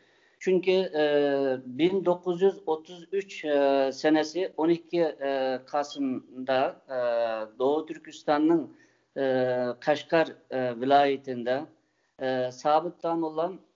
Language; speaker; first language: Turkish; non-native, fluent; Uyghur